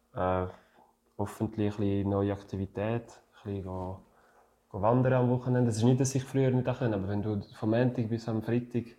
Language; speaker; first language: German; non-native, fluent; French